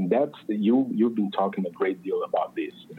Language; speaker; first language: English; non-native, fluent; Portuguese